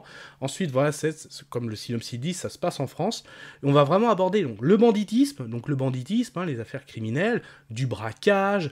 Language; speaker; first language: French; native; French